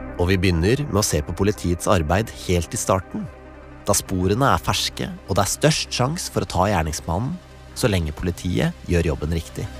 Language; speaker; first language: Norwegian; native; Norwegian